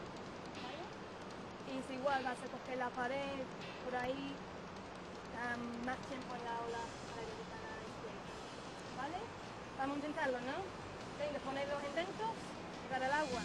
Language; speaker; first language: Spanish; non-native, fluent; English